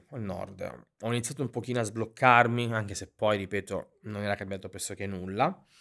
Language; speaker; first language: Italian; native; Italian